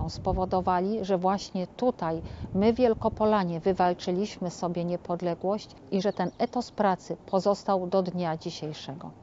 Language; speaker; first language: Polish; native; Polish